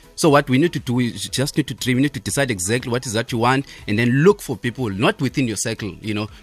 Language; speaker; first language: English; non-native, local second language; Xhosa